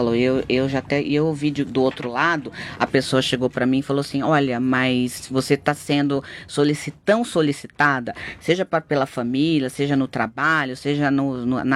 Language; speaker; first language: Portuguese; native; Portuguese